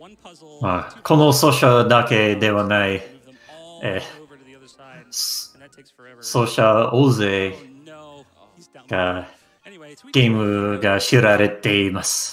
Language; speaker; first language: Japanese; non-native, learner; English